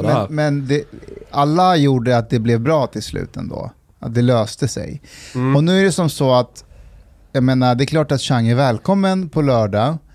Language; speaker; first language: Swedish; early bilingual, other home language; Persian